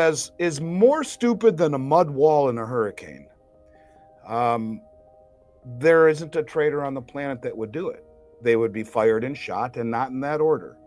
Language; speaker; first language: English; native; English